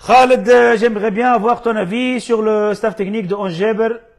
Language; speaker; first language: French; non-native, local second language; Arabic